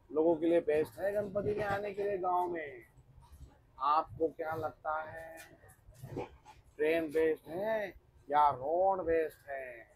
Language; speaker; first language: Hindi; non-native, local second language; Marathi